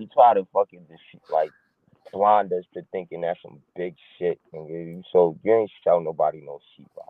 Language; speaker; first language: English; native; English